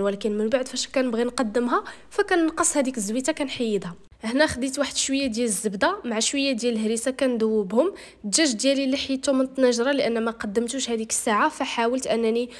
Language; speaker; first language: Arabic; native; Arabic